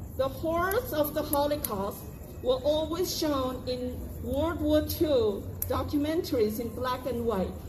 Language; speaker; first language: English; non-native, fluent; Uyghur